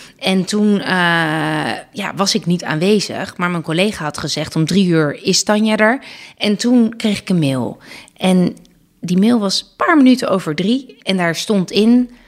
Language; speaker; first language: Dutch; native; Dutch